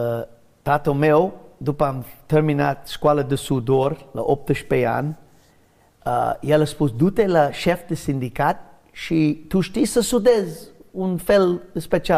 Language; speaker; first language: Romanian; non-native, learner; English